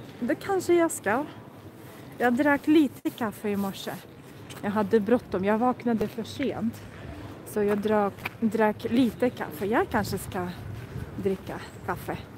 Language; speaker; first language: Swedish; non-native, fluent; Russian